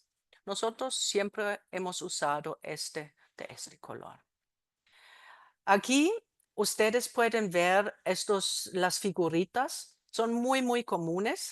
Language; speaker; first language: Spanish; non-native, fluent; German